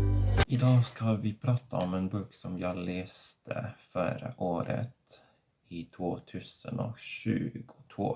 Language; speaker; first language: Swedish; non-native, fluent; Catalan